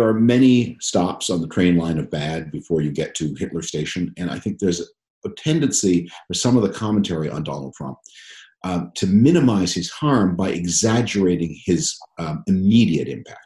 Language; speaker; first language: English; native; English